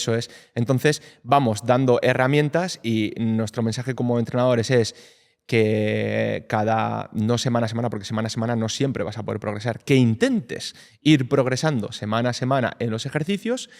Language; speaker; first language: Spanish; native; Spanish